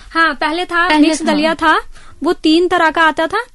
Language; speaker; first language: Hindi; native; Hindi